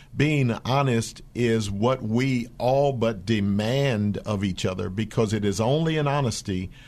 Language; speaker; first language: English; native; English